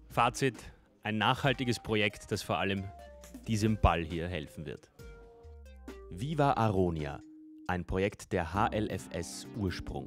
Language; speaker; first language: German; native; German